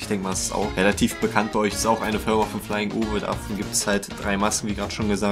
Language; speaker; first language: German; native; German